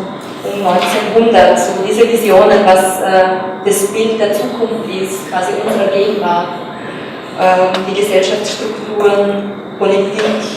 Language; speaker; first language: German; native; German